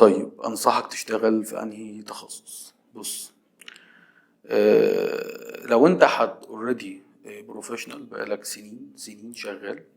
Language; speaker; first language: Arabic; native; Arabic